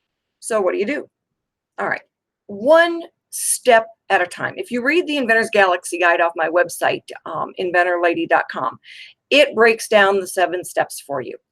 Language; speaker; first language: English; native; English